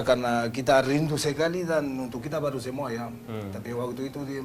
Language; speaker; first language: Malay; non-native, learner; Spanish